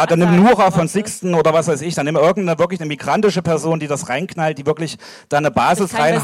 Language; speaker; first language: German; native; German